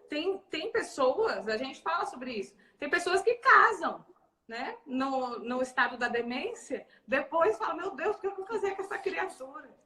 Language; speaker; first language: Portuguese; native; Portuguese